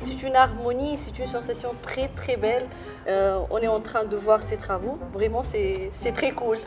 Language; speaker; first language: French; non-native, fluent; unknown